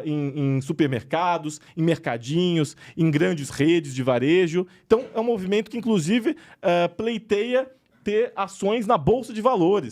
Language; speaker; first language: Portuguese; native; Portuguese